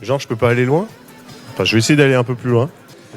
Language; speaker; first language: French; native; French